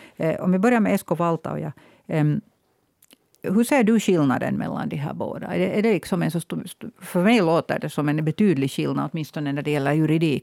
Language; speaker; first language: Swedish; native; Swedish